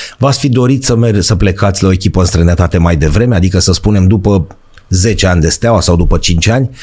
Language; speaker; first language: Romanian; native; Romanian